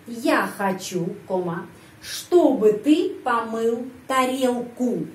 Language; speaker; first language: Russian; early bilingual, heritage; Russian